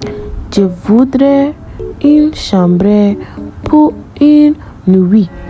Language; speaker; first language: French; non-native, learner; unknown